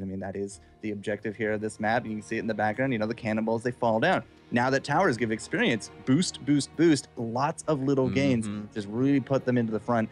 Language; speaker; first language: English; native; English